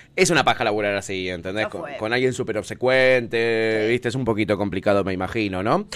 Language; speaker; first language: Spanish; native; Spanish